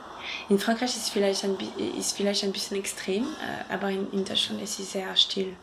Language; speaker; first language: German; non-native, fluent; French